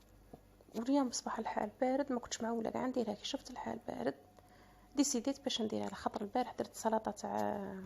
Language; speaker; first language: Arabic; native; Arabic